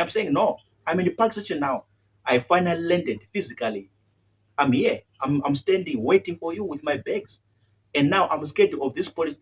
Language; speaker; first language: English; non-native, local second language; Shona